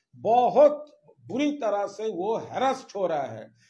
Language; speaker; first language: Hindi; non-native, local second language; Bangla